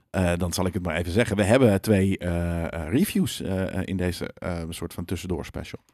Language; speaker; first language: Dutch; native; Dutch